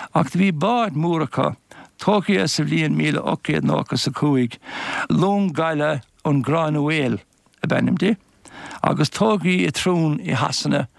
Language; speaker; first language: Irish; native; Irish